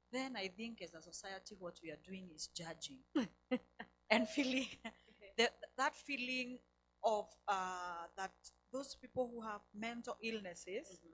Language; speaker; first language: English; non-native, local second language; Swahili